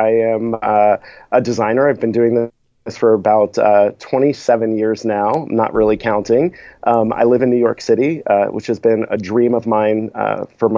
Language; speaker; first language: English; native; English